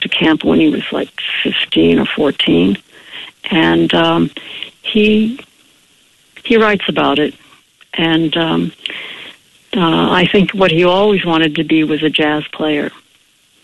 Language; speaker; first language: English; native; English